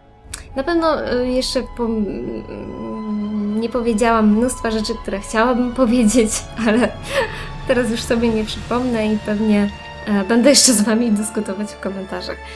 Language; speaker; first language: Polish; native; Polish